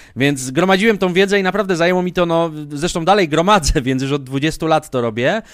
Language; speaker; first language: Polish; native; Polish